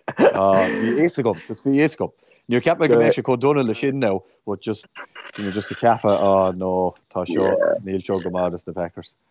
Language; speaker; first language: Irish; native; Irish